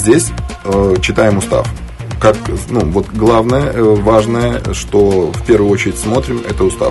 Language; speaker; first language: Russian; native; Russian